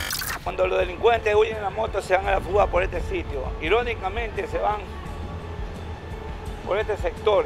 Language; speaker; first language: Spanish; native; Spanish